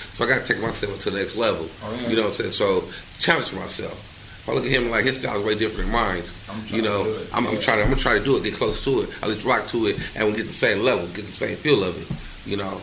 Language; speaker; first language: English; native; English